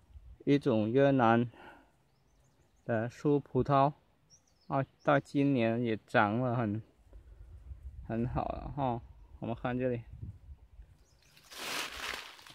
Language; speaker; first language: Chinese; early bilingual, heritage; Chinese